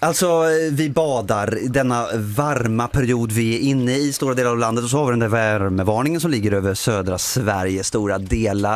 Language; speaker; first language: Swedish; native; Swedish